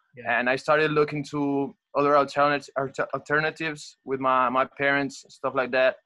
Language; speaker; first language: English; non-native, fluent; Spanish